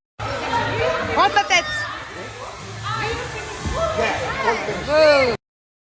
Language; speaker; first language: French; native; French